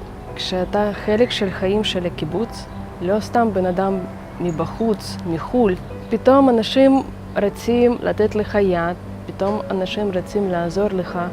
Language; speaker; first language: Hebrew; non-native, fluent; Russian